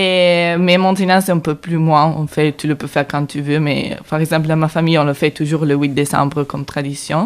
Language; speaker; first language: French; non-native, learner; Italian